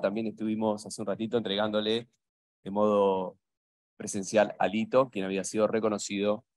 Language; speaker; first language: Spanish; native; Spanish